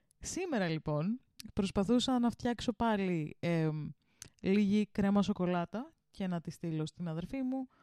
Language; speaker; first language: Greek; early bilingual, heritage; Greek